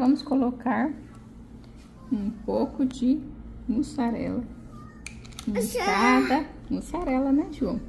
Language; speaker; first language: Portuguese; native; Portuguese